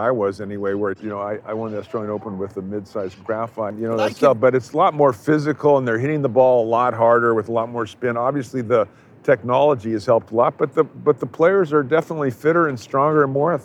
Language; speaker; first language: English; native; English